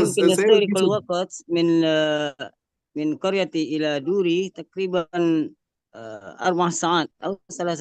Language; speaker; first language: Arabic; non-native, fluent; Indonesian